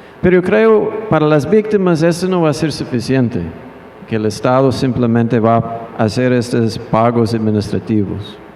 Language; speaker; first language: Spanish; non-native, fluent; English